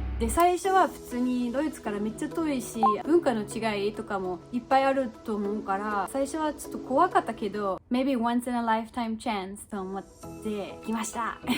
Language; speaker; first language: Japanese; non-native, fluent; German